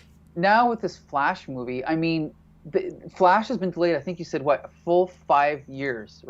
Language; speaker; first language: English; native; English